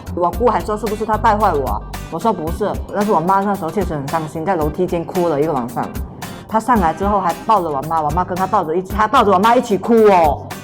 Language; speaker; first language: Chinese; non-native, local second language; Min Nan Chinese